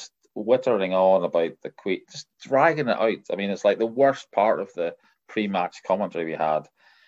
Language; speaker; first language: English; native; English